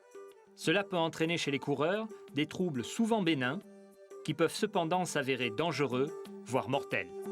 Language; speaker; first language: French; native; French